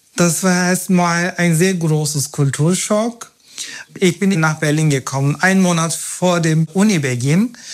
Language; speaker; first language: German; non-native, fluent; Turkish